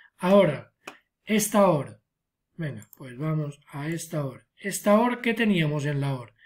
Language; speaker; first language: Spanish; non-native, local second language; Catalan